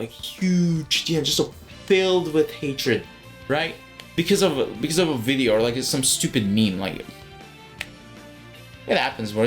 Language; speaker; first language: English; native; English